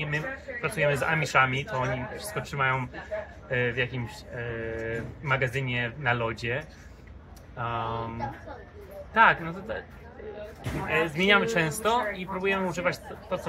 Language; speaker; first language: Polish; early bilingual, heritage; English